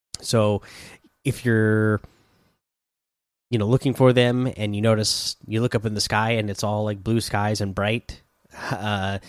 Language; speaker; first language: English; native; English